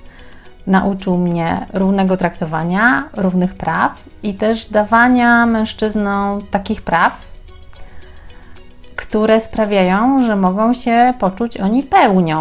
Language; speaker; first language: Polish; native; Polish